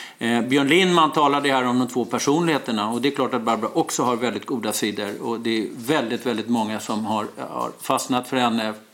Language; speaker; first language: Swedish; native; Swedish